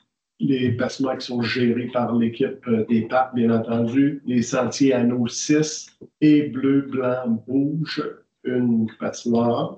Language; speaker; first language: French; native; French